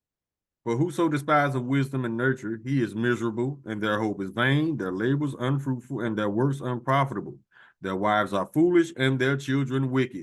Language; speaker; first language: English; native; English